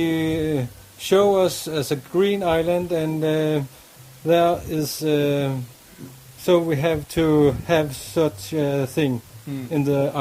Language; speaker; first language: English; non-native, learner; Danish